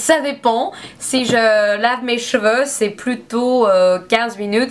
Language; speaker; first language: French; non-native, learner; English